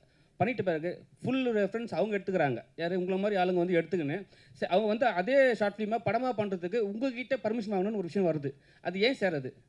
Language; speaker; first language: Tamil; native; Tamil